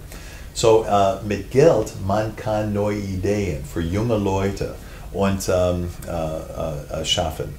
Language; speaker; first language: German; non-native, fluent; English